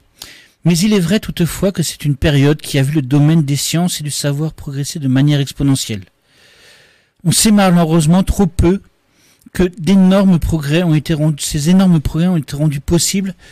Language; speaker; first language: French; native; French